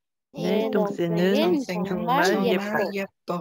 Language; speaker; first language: Korean; non-native, learner; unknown